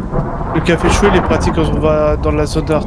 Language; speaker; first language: French; native; French